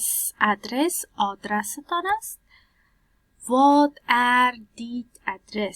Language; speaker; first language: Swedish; non-native, learner; Persian